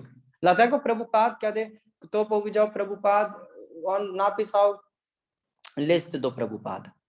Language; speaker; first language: Polish; non-native, learner; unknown